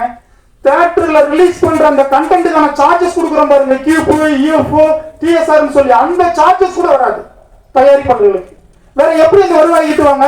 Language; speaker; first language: Tamil; native; Tamil